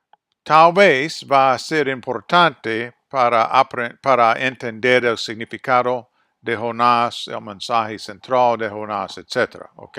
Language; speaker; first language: Spanish; non-native, fluent; English